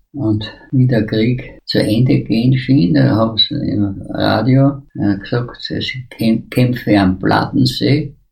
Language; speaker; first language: German; native; German